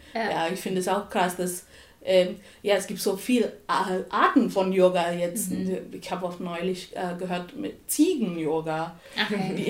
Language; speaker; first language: German; non-native, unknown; Tamil